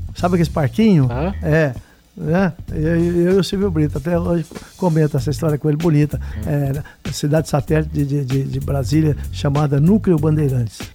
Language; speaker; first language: Portuguese; native; Portuguese